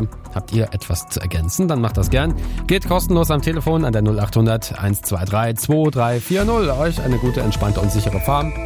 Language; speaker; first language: German; native; German